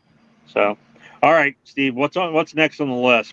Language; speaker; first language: English; native; English